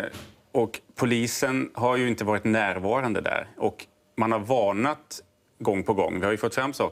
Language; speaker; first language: Swedish; native; Swedish